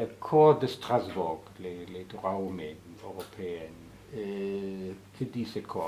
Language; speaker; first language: French; non-native, fluent; English